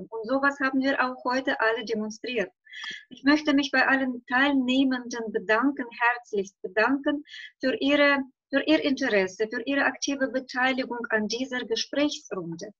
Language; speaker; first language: German; non-native, fluent; Russian